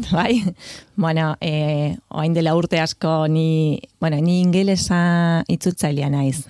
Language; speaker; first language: Basque; non-native, fluent; Spanish